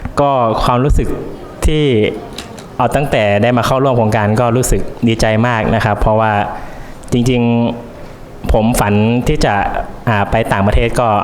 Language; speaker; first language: Thai; native; Thai